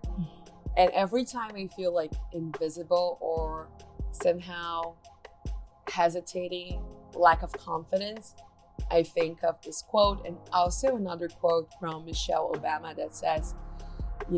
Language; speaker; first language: English; non-native, fluent; Portuguese